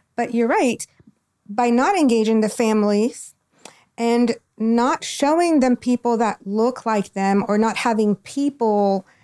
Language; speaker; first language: English; non-native, fluent; Spanish